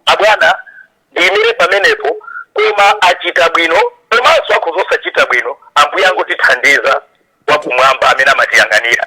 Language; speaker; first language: Nyanja; native; Nyanja